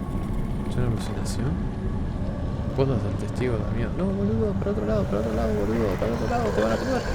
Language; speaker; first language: Spanish; native; Spanish